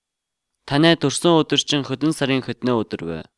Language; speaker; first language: Mongolian; native; Mongolian